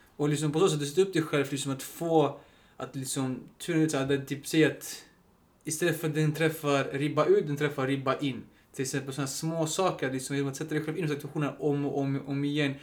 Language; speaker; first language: Swedish; early bilingual, other home language; Spanish